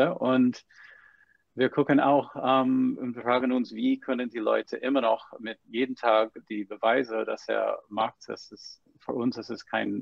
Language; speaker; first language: German; non-native, fluent; English